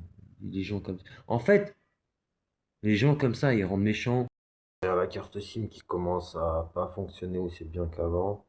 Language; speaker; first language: French; native; French